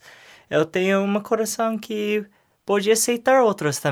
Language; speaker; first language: Portuguese; non-native, learner; English